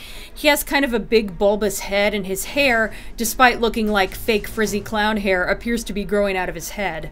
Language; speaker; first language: English; native; English